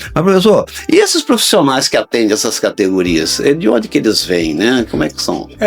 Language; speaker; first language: Portuguese; native; Portuguese